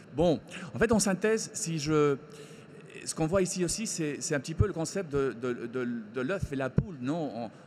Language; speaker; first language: French; non-native, fluent; Spanish